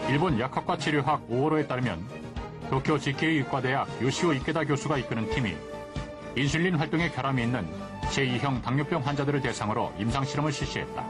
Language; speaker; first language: Korean; native; Korean